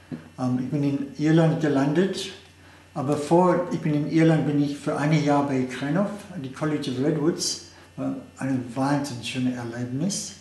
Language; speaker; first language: German; non-native, fluent; English